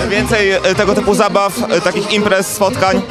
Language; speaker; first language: Polish; native; Polish